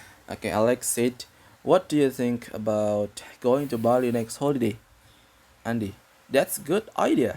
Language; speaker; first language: English; non-native, fluent; Indonesian